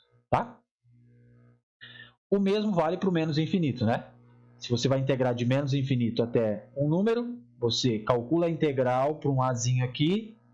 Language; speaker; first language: Portuguese; native; Portuguese